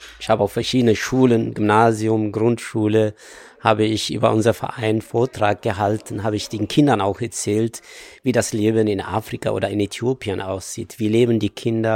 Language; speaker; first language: German; non-native, fluent; Amharic